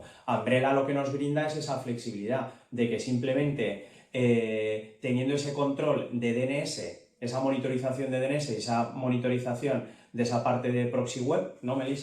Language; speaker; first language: Spanish; native; Spanish